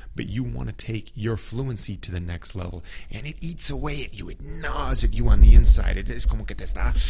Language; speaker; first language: English; native; English